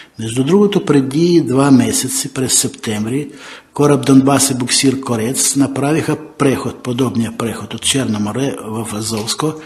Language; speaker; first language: Bulgarian; non-native, fluent; Ukrainian